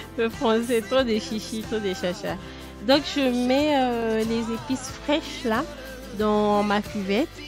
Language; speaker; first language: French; non-native, local second language; Lingala